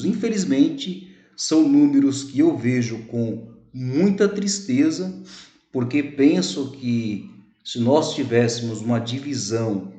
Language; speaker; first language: Portuguese; native; Portuguese